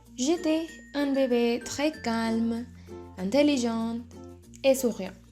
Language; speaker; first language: French; non-native, learner; Spanish